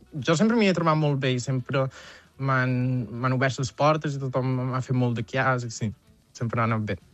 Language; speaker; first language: Catalan; native; Catalan